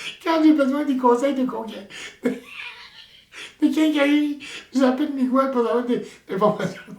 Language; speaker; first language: French; native; French